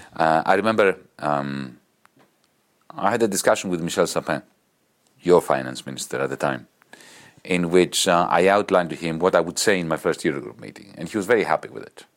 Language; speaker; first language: English; non-native, fluent; Greek